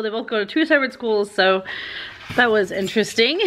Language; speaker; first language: English; native; English